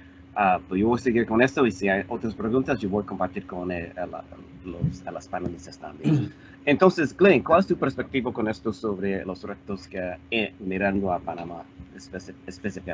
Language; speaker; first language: Spanish; non-native, fluent; English